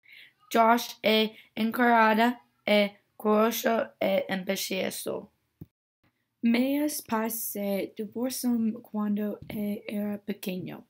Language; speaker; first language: Portuguese; non-native, learner; English